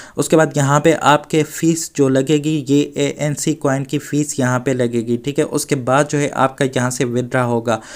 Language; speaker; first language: Urdu; non-native, local second language; Punjabi